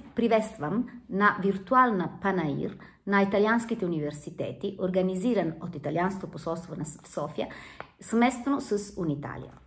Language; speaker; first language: Bulgarian; non-native, learner; Italian